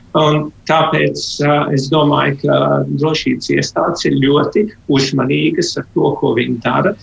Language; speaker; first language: Latvian; early bilingual, heritage; Latvian